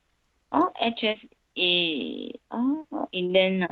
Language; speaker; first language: English; non-native, learner; Chinese